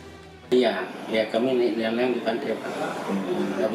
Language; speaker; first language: Indonesian; non-native, local second language; Achinese